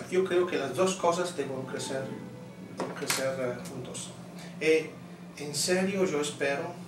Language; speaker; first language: Spanish; non-native, fluent; Italian